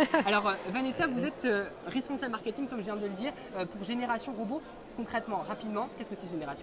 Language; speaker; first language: French; native; French